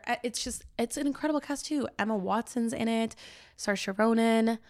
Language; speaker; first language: English; native; English